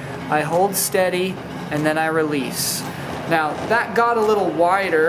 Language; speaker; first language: English; native; English